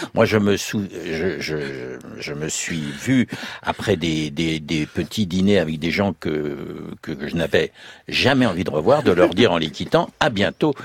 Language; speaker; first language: French; native; French